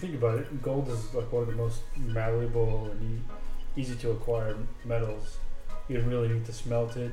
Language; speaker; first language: English; native; English